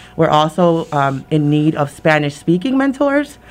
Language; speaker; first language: English; early bilingual, other home language; Spanish